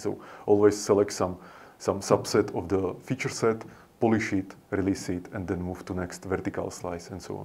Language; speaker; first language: English; non-native, fluent; Slovak